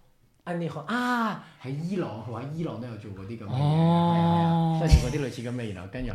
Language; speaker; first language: French; non-native, learner; Cantonese